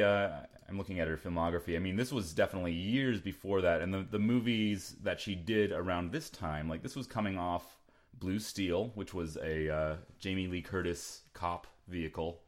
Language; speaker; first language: English; native; English